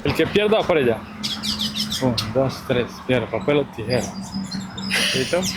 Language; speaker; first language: Spanish; native; Spanish